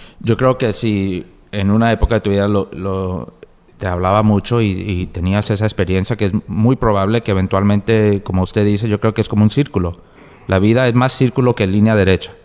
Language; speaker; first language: Spanish; early bilingual, heritage; Spanish